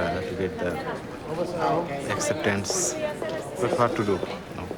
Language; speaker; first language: English; non-native, learner; Bangla